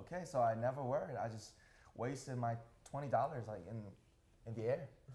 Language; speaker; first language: English; non-native, fluent; Korean